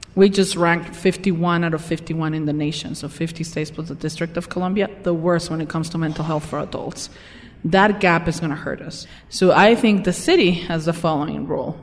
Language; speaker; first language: English; non-native, fluent; Spanish